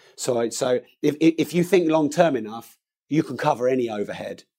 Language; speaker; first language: English; native; English